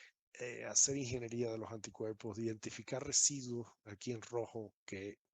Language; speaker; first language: Spanish; native; Spanish